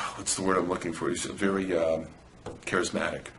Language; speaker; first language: English; native; English